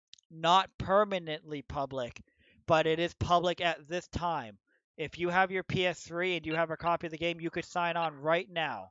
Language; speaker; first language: English; native; English